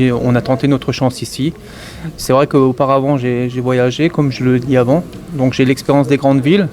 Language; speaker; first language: French; native; French